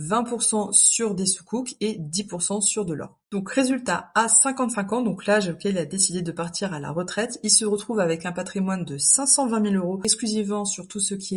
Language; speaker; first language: French; native; French